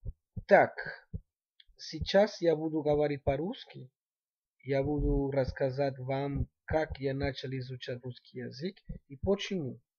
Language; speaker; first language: Russian; non-native, learner; Spanish